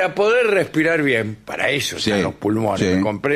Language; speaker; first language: Spanish; native; Spanish